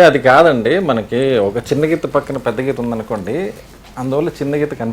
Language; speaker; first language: Telugu; native; Telugu